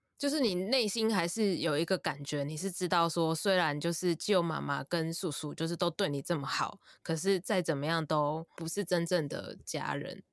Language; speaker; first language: Chinese; native; Chinese